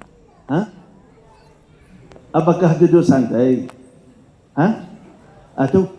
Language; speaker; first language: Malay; non-native, fluent; Arabic